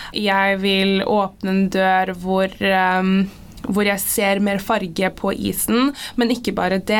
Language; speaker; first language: Norwegian; early bilingual, other home language; English